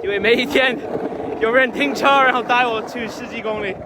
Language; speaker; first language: Chinese; non-native, learner; English